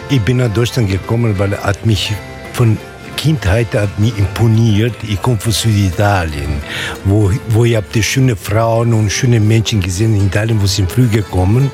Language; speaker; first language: German; non-native, learner; Italian